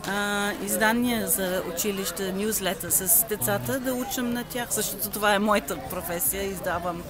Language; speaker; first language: Bulgarian; non-native, learner; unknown